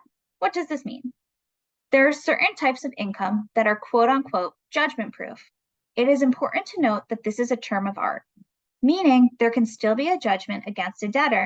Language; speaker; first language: English; native; English